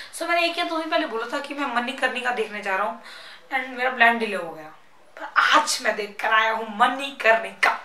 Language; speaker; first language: Hindi; non-native, local second language; Punjabi